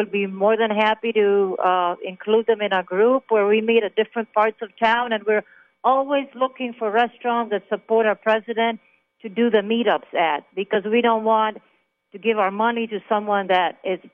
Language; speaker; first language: English; non-native, fluent; Hebrew